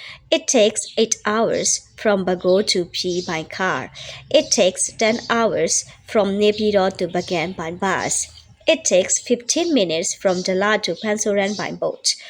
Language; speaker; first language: English; non-native, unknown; Burmese